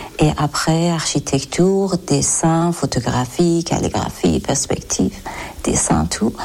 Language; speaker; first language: French; non-native, learner; Persian